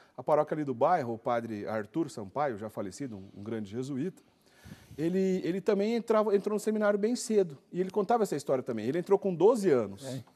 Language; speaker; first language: Portuguese; native; Portuguese